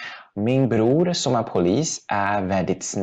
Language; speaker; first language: Swedish; non-native, fluent; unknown